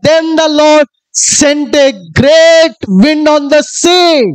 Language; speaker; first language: English; non-native, local second language; Kannada